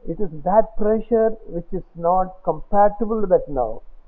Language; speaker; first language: English; non-native, local second language; Tamil